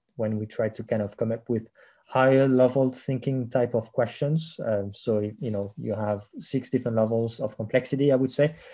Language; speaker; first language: English; non-native, fluent; French